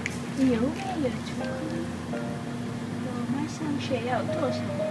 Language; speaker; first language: Chinese; non-native, learner; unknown